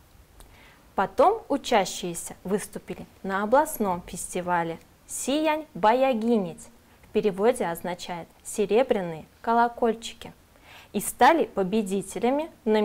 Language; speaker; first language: Russian; non-native, local second language; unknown